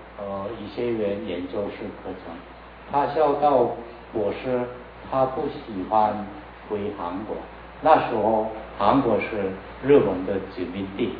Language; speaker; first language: Chinese; non-native, learner; Korean